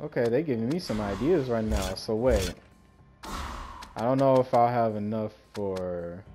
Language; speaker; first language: English; native; English